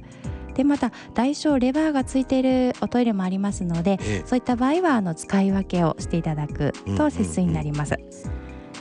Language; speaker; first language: Japanese; native; Japanese